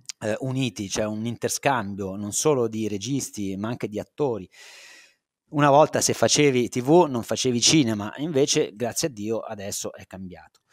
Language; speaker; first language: Italian; native; Italian